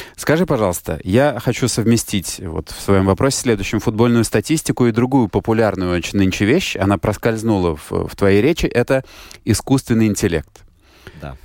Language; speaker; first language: Russian; native; Russian